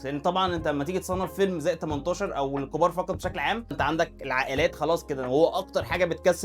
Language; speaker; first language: Arabic; native; Arabic